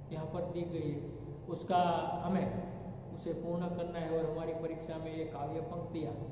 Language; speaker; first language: Hindi; non-native, local second language; Gujarati